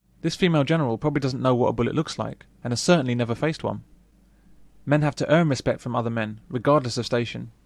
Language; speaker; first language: English; native; English